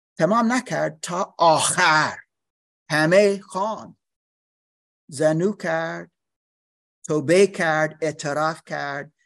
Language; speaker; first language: Persian; non-native, learner; English